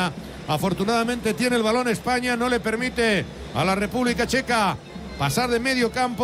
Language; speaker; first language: Spanish; native; Spanish